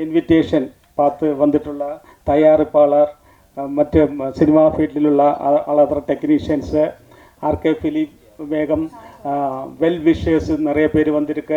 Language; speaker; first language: Tamil; non-native, learner; Malayalam